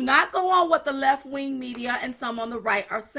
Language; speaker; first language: English; native; English